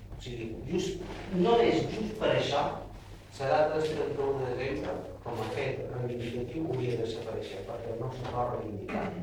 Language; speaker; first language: Catalan; native; Catalan